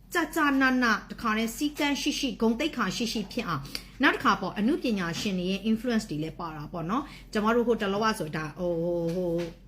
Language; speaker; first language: Burmese; native; Burmese